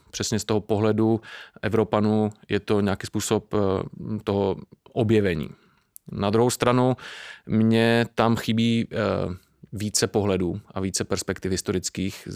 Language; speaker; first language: Czech; native; Czech